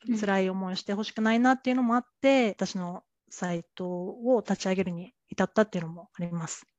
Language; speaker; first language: Japanese; native; Japanese